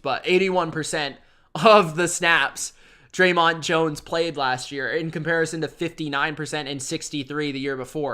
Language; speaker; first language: English; native; English